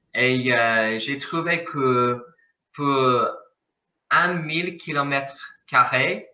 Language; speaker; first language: French; non-native, learner; English